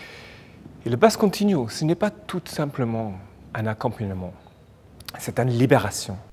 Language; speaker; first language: French; non-native, fluent; English